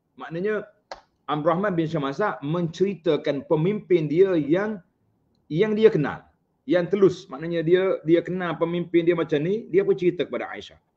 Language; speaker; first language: Malay; native; Malay